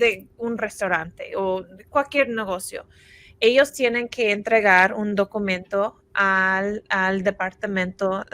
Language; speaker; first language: Spanish; non-native, fluent; English